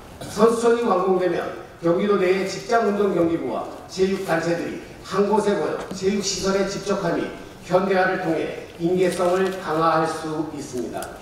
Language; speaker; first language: Korean; native; Korean